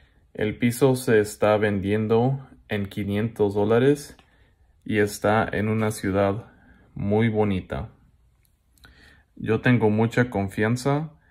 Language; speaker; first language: Spanish; non-native, learner; English